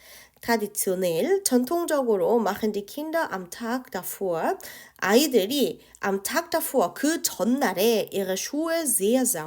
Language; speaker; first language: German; non-native, fluent; Korean